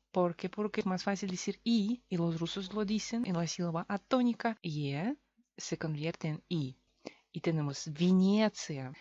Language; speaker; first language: Spanish; non-native, fluent; Russian